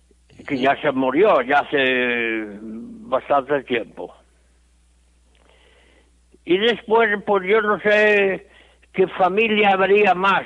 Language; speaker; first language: Spanish; non-native, local second language; Galician